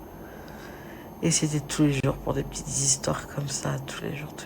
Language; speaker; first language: French; native; French